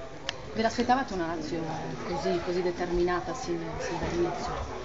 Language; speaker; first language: Italian; native; Italian